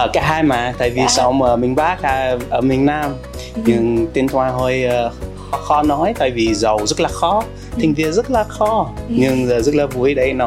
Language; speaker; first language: Vietnamese; non-native, fluent; English